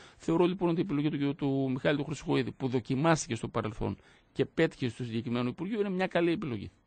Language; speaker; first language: Greek; native; Greek